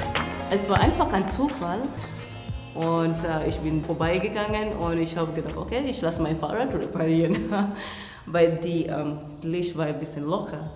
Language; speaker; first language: German; non-native, fluent; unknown